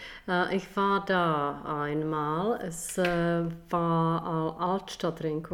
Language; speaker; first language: German; non-native, fluent; Czech